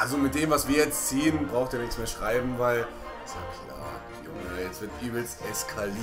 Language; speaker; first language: German; native; German